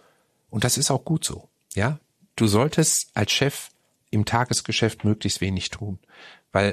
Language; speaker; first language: German; native; German